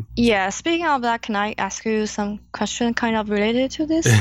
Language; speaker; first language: English; non-native, learner; Chinese